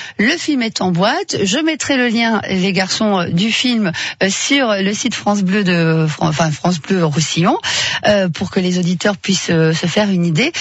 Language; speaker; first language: French; native; French